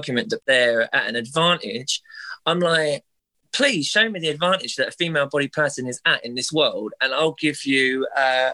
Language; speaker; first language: English; native; English